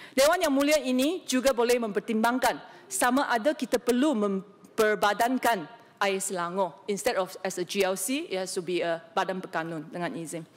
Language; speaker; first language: Malay; non-native, local second language; Chinese